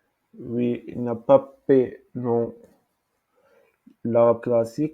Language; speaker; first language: French; non-native, local second language; Arabic